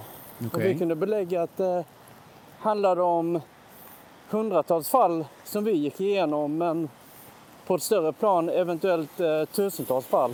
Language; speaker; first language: Swedish; native; Swedish